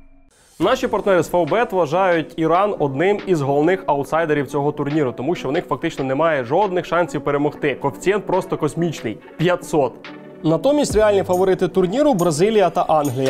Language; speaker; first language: Ukrainian; native; Ukrainian